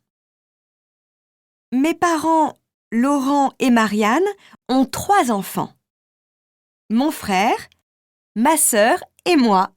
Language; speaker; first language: French; native; French